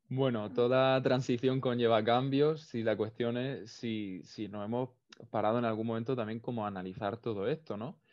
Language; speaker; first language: Spanish; native; Spanish